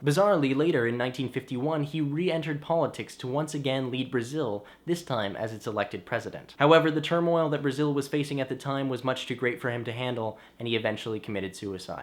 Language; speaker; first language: English; native; English